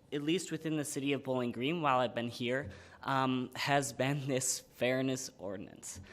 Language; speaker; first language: English; native; English